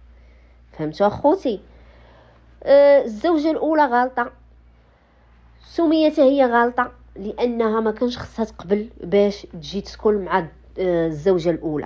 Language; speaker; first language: Arabic; native; Arabic